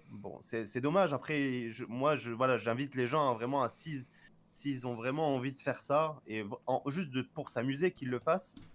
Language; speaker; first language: French; native; French